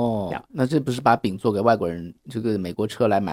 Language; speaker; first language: Chinese; native; Chinese